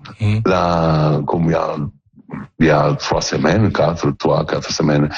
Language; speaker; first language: French; non-native, learner; Italian